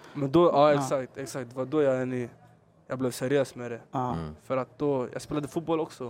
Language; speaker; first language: Swedish; early bilingual, other home language; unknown